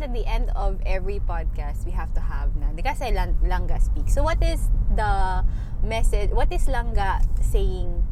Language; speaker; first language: English; non-native, local second language; Hiligaynon